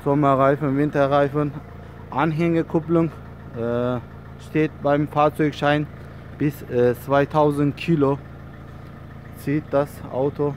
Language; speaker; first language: German; non-native, learner; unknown